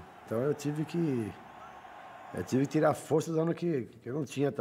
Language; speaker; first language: Portuguese; native; Portuguese